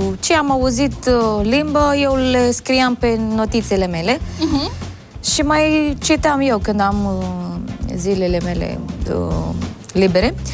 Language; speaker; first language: Romanian; non-native, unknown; Filipino